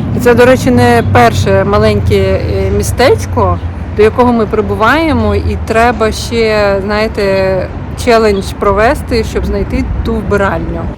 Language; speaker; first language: Ukrainian; native; Ukrainian